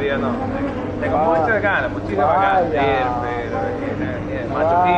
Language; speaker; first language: Spanish; non-native, fluent; English